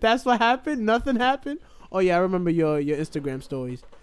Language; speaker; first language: English; native; English